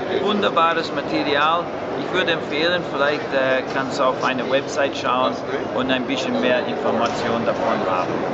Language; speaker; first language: German; non-native, fluent; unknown